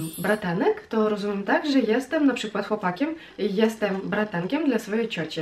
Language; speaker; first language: Polish; non-native, fluent; Russian